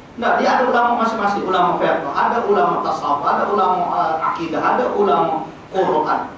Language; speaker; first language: Malay; native; Malay